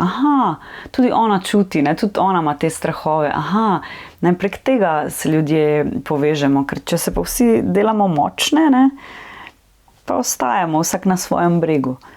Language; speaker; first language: Slovenian; native; Slovenian